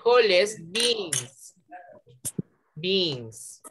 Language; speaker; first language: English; non-native, learner; Spanish